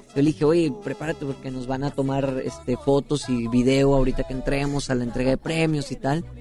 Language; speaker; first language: Spanish; native; Spanish